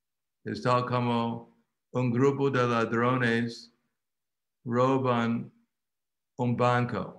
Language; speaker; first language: Spanish; non-native, fluent; English